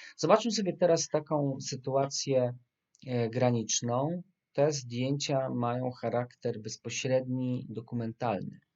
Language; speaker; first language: Polish; native; Polish